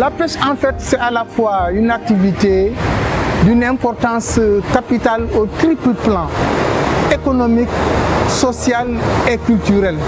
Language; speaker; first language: French; non-native, local second language; Wolof